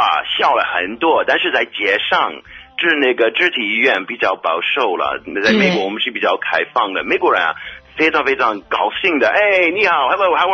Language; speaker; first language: Chinese; non-native, fluent; English